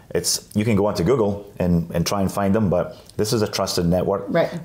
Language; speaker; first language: English; native; English